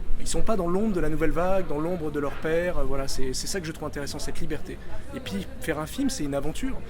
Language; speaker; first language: French; native; French